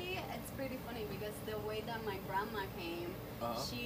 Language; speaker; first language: English; non-native, fluent; Spanish